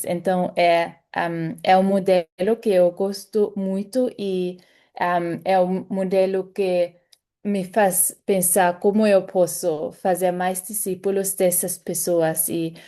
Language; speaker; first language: Portuguese; non-native, fluent; German